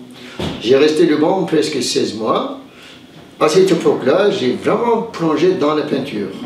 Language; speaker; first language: French; non-native, fluent; Turkish